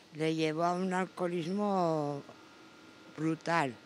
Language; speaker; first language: Spanish; native; Spanish